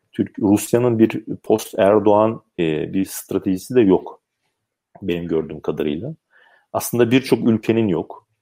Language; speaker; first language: Turkish; native; Turkish